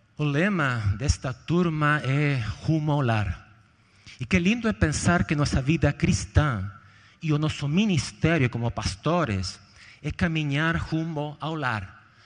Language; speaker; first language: Portuguese; non-native, fluent; Spanish